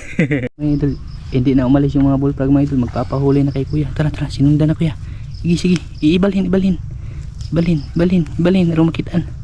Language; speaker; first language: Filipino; non-native, local second language; Cebuano